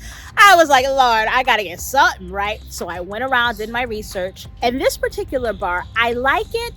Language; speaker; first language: English; native; English